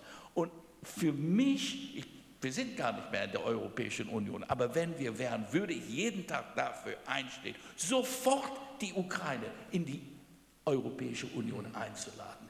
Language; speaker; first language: German; non-native, fluent; English